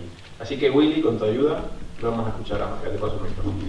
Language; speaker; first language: Spanish; native; Spanish